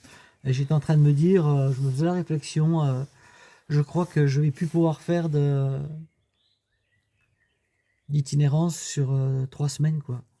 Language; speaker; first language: French; native; French